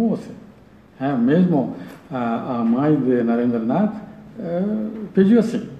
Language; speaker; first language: Portuguese; non-native, learner; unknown